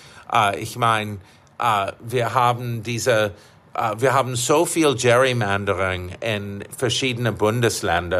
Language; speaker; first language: German; non-native, fluent; English